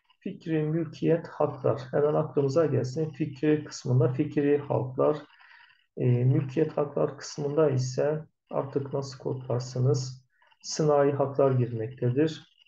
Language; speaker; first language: Turkish; native; Turkish